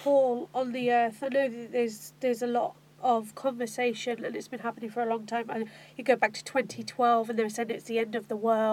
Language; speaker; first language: English; native; English